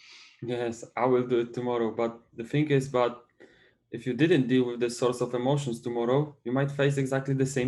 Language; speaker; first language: English; non-native, fluent; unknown